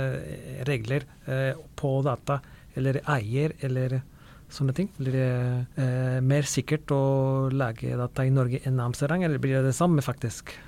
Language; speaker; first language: Norwegian; non-native, fluent; Spanish